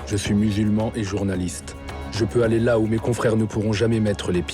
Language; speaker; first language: French; native; French